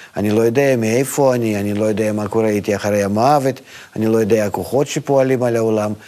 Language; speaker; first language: Hebrew; non-native, fluent; Russian